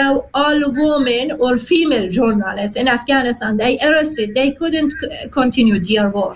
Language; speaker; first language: English; non-native, learner; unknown